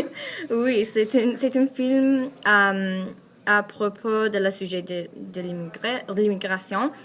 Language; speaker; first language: French; non-native, learner; Persian